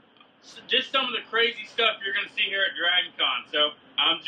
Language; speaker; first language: English; native; English